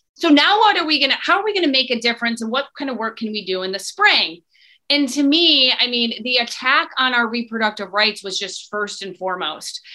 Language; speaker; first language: English; native; English